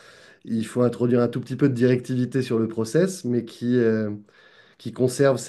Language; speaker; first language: French; native; French